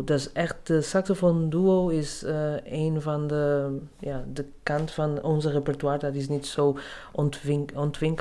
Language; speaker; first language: Dutch; non-native, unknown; Portuguese